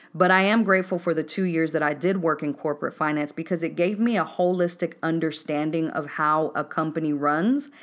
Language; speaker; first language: English; native; English